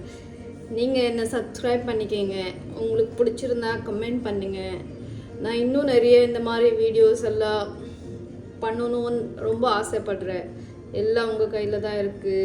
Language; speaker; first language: Tamil; early bilingual, heritage; Tamil